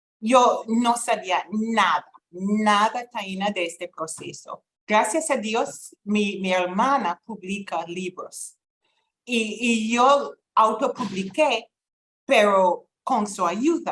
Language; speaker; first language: Spanish; non-native, fluent; English